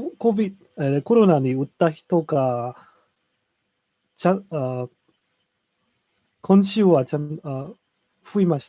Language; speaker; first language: Japanese; non-native, learner; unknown